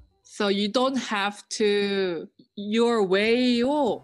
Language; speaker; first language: English; native; English